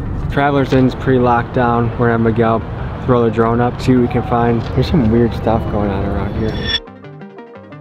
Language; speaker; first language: English; native; English